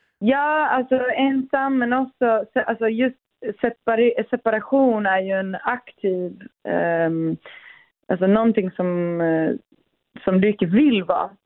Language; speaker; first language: Swedish; early bilingual, other home language; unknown